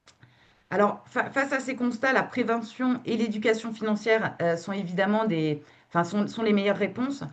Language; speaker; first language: French; native; French